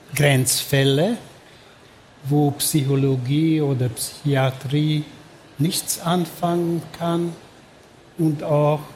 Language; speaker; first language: German; non-native, fluent; Hungarian